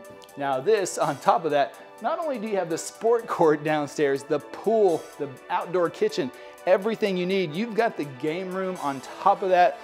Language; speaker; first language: English; native; English